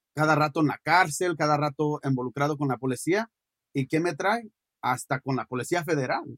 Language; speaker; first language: Spanish; early bilingual, heritage; Spanish